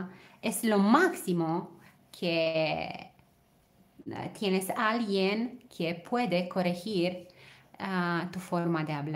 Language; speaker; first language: Spanish; non-native, fluent; Romanian